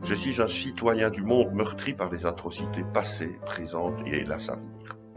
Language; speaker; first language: French; native; French